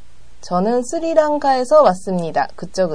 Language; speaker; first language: Korean; non-native, learner; Japanese